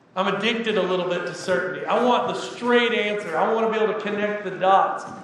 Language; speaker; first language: English; native; English